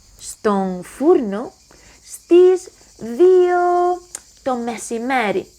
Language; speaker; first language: Greek; non-native, learner; English